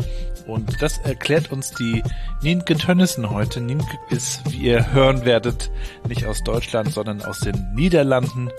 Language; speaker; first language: German; native; German